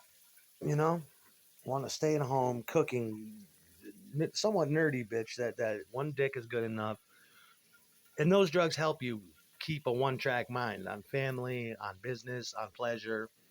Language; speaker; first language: English; native; English